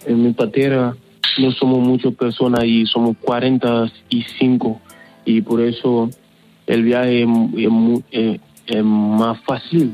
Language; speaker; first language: Spanish; non-native, learner; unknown